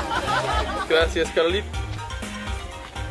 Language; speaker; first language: Spanish; non-native, learner; English